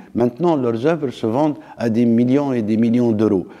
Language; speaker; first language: French; non-native, local second language; Arabic